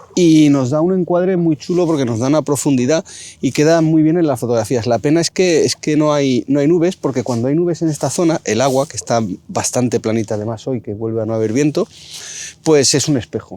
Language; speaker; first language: Spanish; native; Spanish